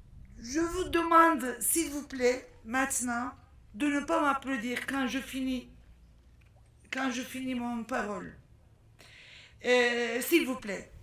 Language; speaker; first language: French; non-native, fluent; Turkish